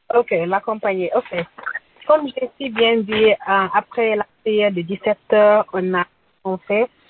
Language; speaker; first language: French; non-native, local second language; Bambara